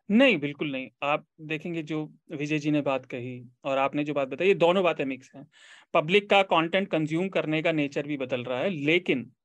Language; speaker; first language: Hindi; native; Hindi